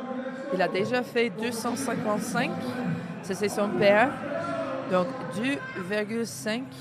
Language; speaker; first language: French; non-native, learner; English